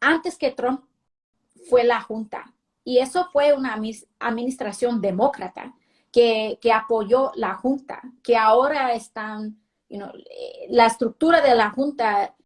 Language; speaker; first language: Spanish; early bilingual, heritage; Spanish